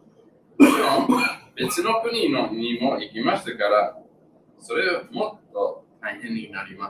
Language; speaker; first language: Japanese; non-native, learner; English